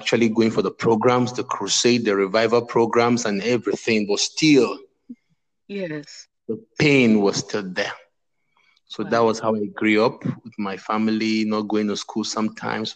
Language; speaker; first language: English; non-native, local second language; Igbo